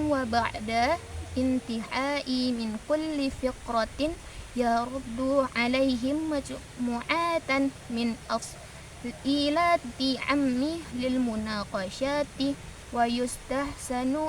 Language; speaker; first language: Arabic; non-native, learner; Indonesian